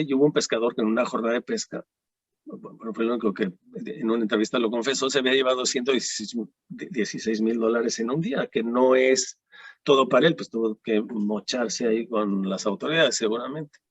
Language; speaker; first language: Spanish; native; Spanish